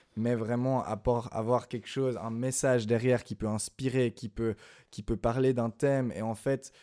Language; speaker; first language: French; native; French